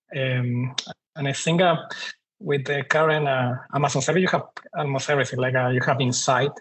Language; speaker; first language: English; non-native, fluent; Spanish